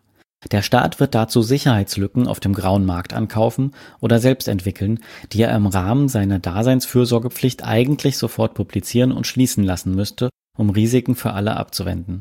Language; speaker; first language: German; native; German